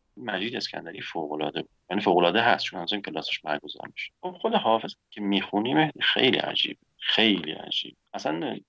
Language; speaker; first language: Persian; native; Persian